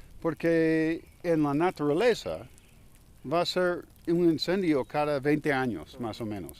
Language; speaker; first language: Spanish; non-native, learner; English